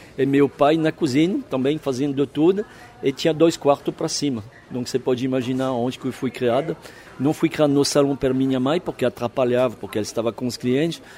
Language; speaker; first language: Portuguese; non-native, fluent; French